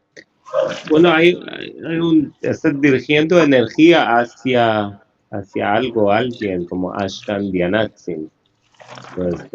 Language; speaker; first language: Spanish; non-native, fluent; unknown